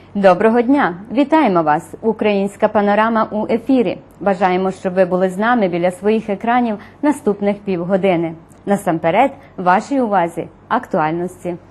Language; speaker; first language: Ukrainian; early bilingual, heritage; Ukrainian